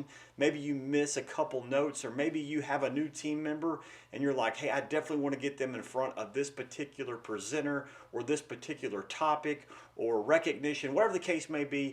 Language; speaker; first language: English; native; English